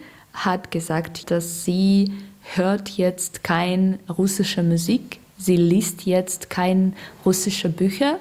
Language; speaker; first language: German; non-native, learner; Russian